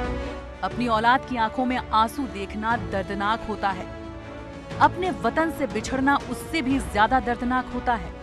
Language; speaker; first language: Hindi; native; Hindi